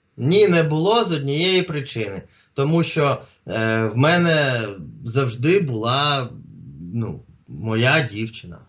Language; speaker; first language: Ukrainian; non-native, local second language; Russian